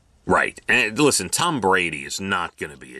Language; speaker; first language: English; native; English